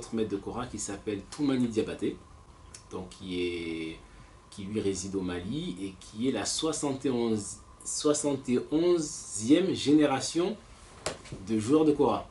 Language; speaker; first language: French; native; French